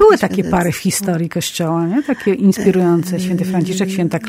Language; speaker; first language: Polish; native; Polish